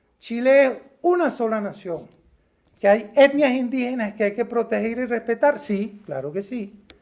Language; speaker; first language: Spanish; native; Spanish